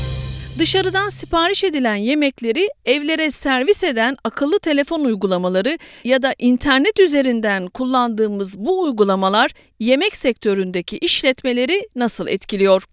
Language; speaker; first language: Turkish; native; Turkish